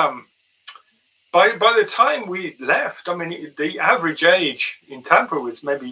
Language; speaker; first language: English; native; English